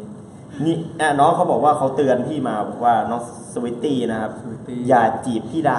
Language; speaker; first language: Thai; native; Thai